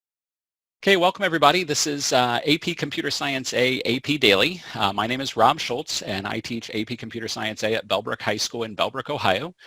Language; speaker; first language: English; native; English